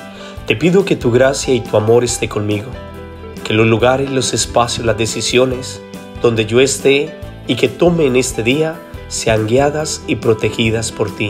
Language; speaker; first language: Spanish; native; Spanish